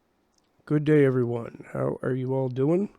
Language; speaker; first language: English; native; English